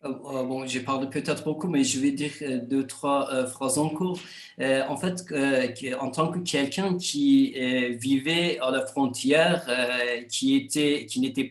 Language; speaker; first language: French; non-native, fluent; Kurdish